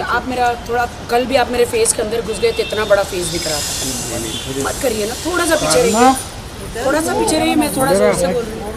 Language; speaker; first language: Hindi; native; Hindi